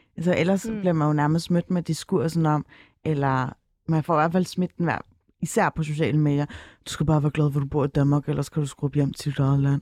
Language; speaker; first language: Danish; early bilingual, other home language; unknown